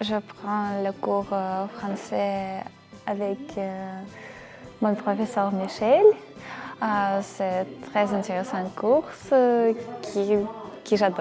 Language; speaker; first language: French; non-native, learner; Russian